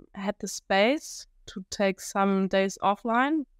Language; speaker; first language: English; non-native, fluent; German